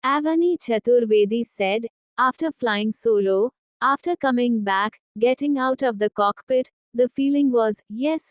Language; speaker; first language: English; non-native, local second language; Hindi